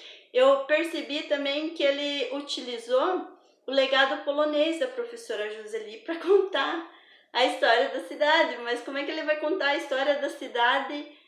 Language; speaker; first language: Portuguese; native; Portuguese